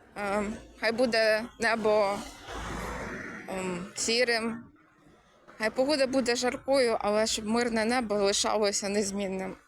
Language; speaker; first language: Ukrainian; native; Ukrainian